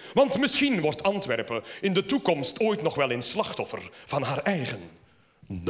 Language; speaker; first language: Dutch; native; Dutch